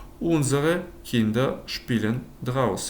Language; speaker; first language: German; non-native, fluent; Ukrainian